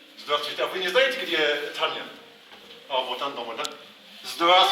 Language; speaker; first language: Russian; non-native, learner; English